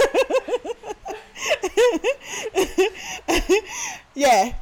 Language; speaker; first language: English; non-native, local second language; Yoruba